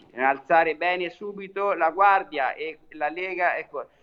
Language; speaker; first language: Italian; native; Italian